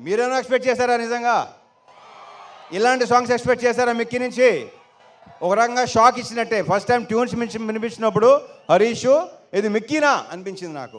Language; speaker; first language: Telugu; native; Telugu